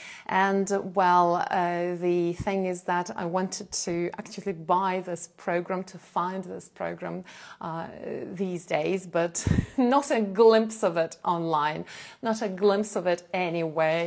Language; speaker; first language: English; non-native, fluent; Russian